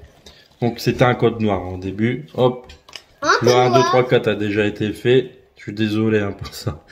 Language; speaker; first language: French; native; French